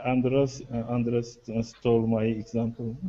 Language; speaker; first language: English; non-native, learner; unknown